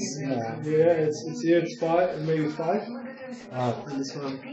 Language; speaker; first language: English; non-native, learner; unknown